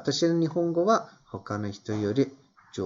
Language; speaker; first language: Japanese; non-native, fluent; Turkish